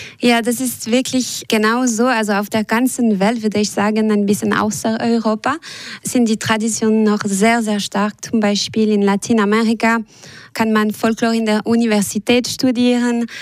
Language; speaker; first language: German; non-native, local second language; French